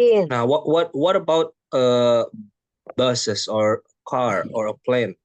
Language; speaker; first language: English; non-native, learner; Indonesian